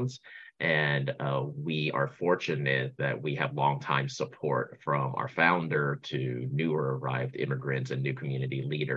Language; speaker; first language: English; early bilingual, other home language; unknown